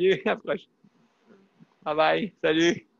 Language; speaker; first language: French; native; French